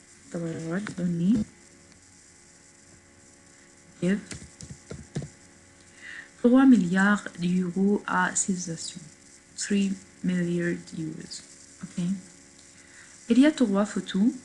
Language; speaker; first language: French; non-native, fluent; Arabic